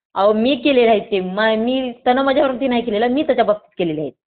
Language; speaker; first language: Marathi; native; Marathi